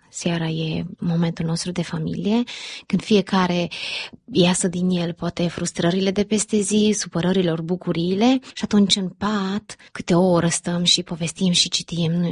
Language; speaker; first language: Romanian; early bilingual, heritage; Romanian